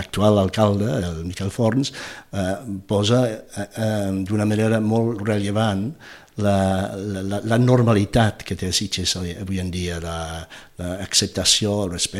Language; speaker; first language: Catalan; non-native, fluent; English